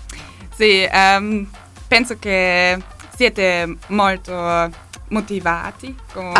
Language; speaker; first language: Italian; non-native, learner; German